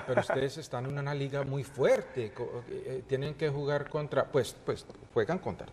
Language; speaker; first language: Spanish; native; Spanish